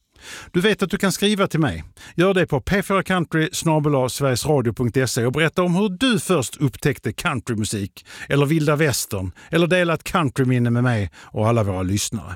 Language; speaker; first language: Swedish; native; Swedish